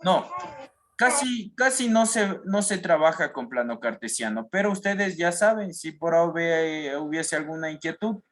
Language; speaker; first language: Spanish; native; Spanish